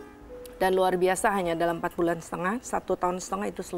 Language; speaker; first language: Indonesian; native; Indonesian